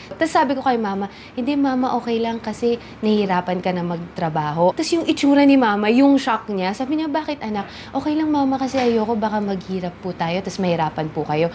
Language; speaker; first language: Filipino; native; Filipino